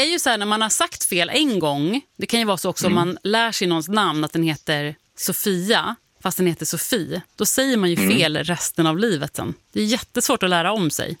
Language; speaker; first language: Swedish; native; Swedish